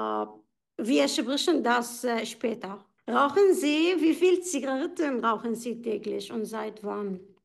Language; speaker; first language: German; non-native, fluent; Arabic